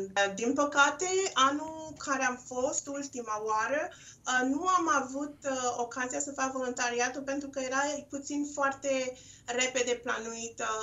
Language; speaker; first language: Romanian; non-native, local second language; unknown